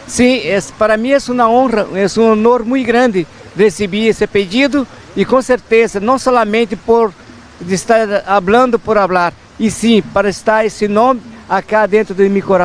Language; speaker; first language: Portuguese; non-native, learner; Spanish